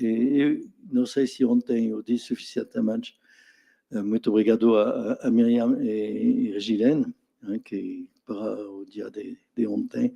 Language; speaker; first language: Portuguese; non-native, fluent; French